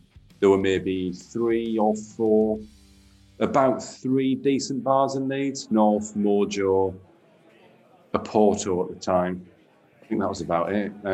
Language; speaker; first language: English; native; English